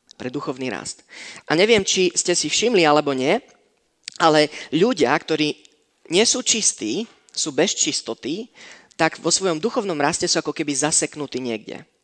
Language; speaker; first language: Slovak; non-native, fluent; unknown